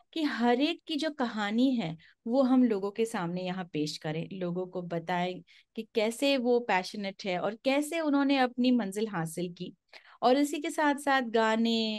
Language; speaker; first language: Hindi; non-native, local second language; Marathi